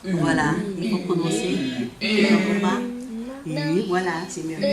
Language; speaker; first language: French; non-native, fluent; Chinese